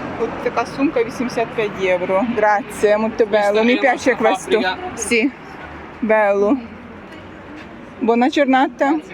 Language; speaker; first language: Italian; non-native, learner; Ukrainian